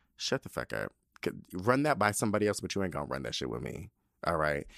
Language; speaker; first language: English; early bilingual, other home language; Spanish